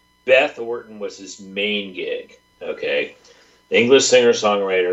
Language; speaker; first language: English; native; English